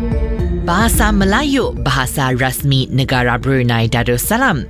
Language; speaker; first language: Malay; non-native, local second language; Chinese